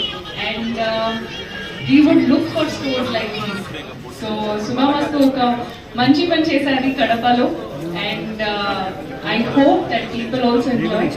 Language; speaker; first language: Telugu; non-native, local second language; Hindi